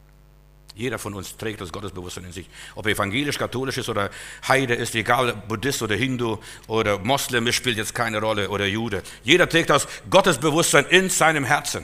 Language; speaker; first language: German; native; German